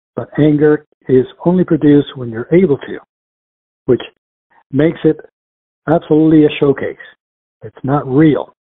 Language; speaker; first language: English; early bilingual, other home language; Spanish